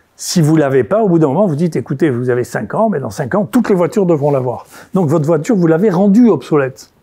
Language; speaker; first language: French; native; French